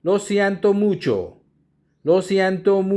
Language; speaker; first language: Spanish; non-native, learner; Urdu